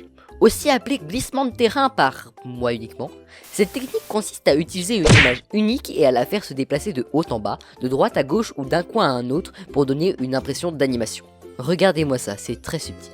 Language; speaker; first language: French; native; French